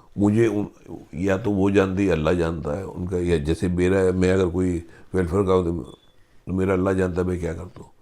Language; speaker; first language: Urdu; native; Urdu